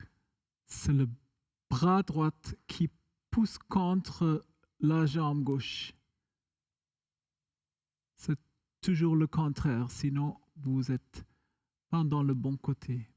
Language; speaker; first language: French; non-native, fluent; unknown